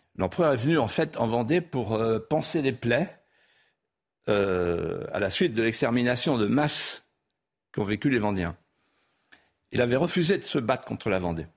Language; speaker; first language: French; non-native, local second language; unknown